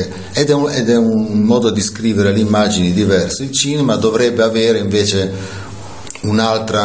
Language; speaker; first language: Italian; native; Italian